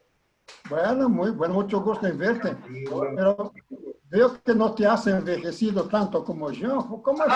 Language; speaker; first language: Spanish; non-native, fluent; Portuguese